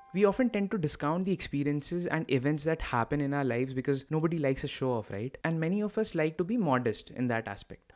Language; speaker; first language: English; non-native, local second language; Hindi